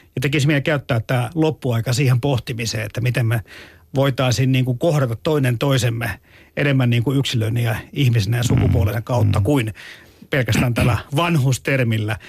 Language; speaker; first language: Finnish; native; Finnish